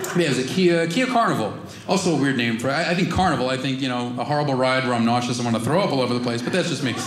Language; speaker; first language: English; native; English